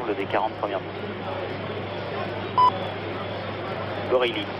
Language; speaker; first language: French; native; French